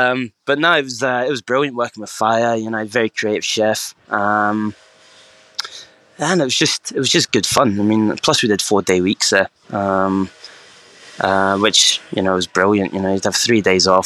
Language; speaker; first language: English; native; English